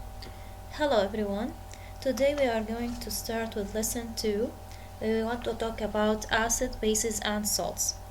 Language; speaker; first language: English; non-native, fluent; Arabic